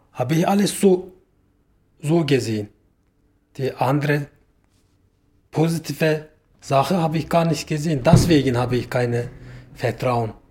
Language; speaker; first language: German; non-native, learner; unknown